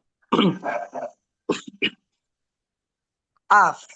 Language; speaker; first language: English; non-native, learner; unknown